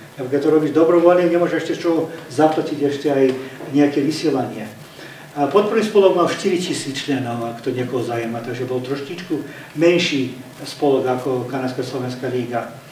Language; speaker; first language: Slovak; early bilingual, heritage; Slovak